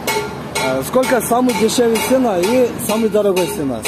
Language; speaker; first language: Russian; non-native, local second language; Kyrgyz